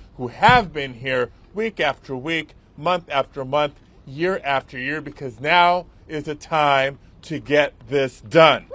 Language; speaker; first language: English; early bilingual, other home language; Spanish